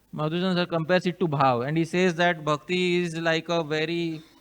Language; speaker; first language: English; non-native, local second language; Hindi